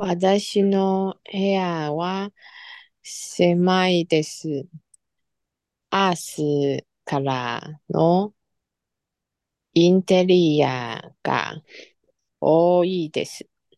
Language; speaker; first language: Japanese; non-native, learner; Chinese